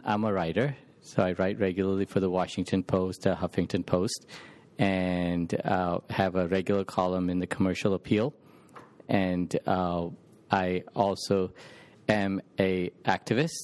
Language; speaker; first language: English; non-native, local second language; Hindi